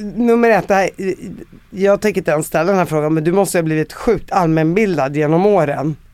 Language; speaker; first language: Swedish; early bilingual, other home language; Arabic